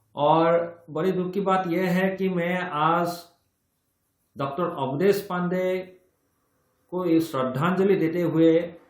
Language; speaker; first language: Hindi; non-native, local second language; Assamese